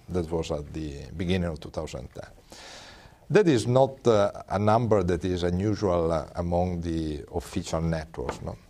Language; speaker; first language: English; non-native, fluent; Italian